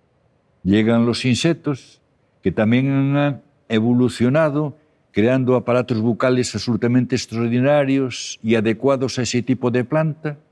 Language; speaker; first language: Spanish; native; Spanish